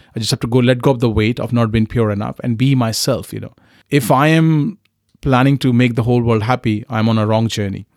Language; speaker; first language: English; non-native, local second language; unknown